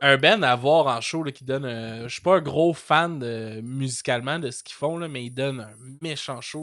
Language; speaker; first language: French; native; French